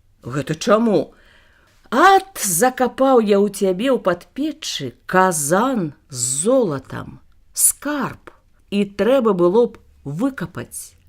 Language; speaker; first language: Belarusian; native; Belarusian